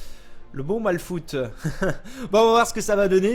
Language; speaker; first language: French; native; French